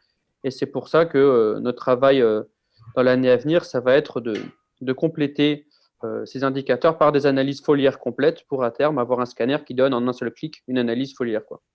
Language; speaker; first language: French; native; French